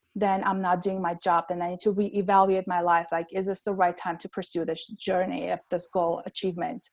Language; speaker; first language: English; non-native, fluent; Armenian